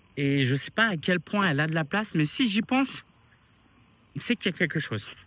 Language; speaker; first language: French; early bilingual, other home language; Chinese